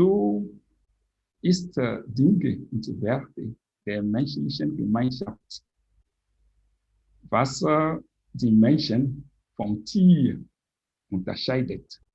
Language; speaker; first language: German; non-native, fluent; French